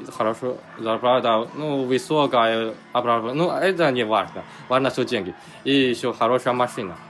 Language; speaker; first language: Russian; non-native, learner; Chinese